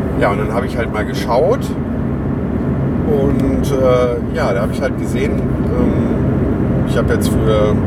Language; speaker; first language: German; native; German